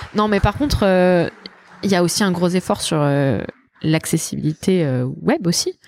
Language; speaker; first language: French; native; French